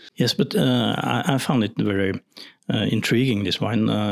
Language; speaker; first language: English; non-native, fluent; Norwegian